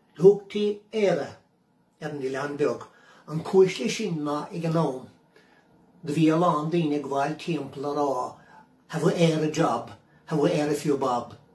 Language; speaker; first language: Irish; native; Irish